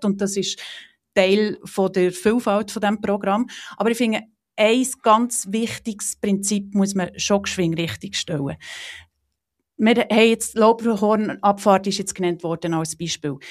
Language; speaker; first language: German; native; German